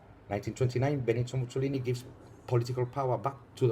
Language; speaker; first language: English; non-native, fluent; Spanish